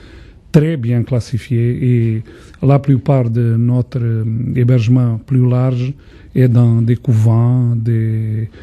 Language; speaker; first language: French; non-native, fluent; Portuguese